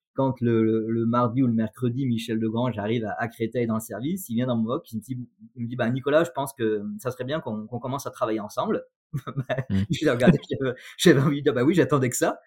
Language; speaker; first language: French; native; French